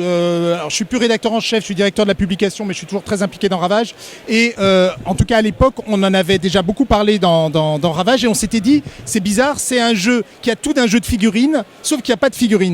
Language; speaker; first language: French; native; French